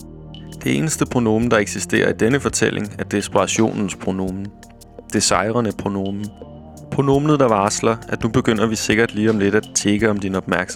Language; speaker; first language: Danish; native; Danish